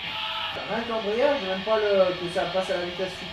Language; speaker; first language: French; native; French